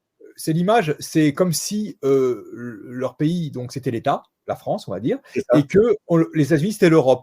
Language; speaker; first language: French; native; French